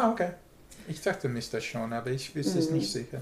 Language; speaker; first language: German; non-native, learner; English